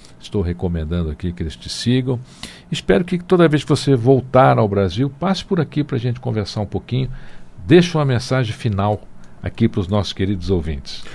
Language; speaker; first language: Portuguese; native; Portuguese